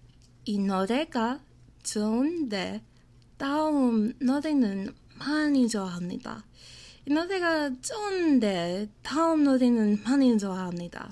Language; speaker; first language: Korean; non-native, fluent; English